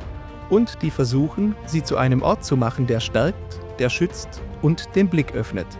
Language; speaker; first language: German; native; German